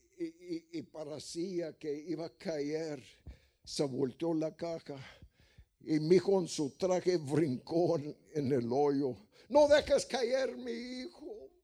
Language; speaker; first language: Spanish; non-native, fluent; English